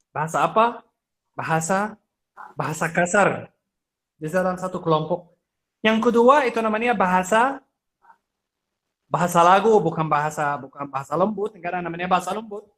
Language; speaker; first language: Indonesian; non-native, fluent; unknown